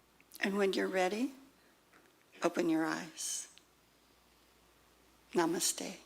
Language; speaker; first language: English; native; English